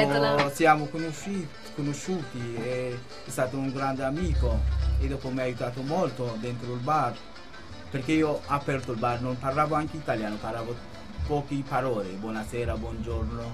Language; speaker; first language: Italian; non-native, local second language; Kurdish